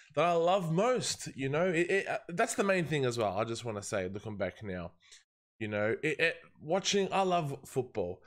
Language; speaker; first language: English; native; English